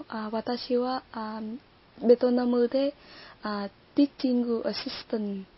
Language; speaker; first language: Japanese; non-native, learner; Vietnamese